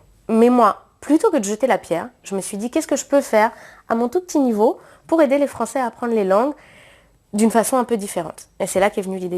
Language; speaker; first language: French; native; French